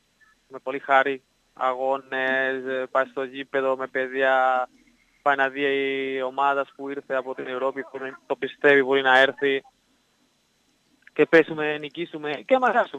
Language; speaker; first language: Greek; non-native, learner; Spanish